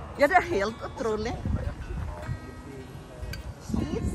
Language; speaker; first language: Norwegian; non-native, learner; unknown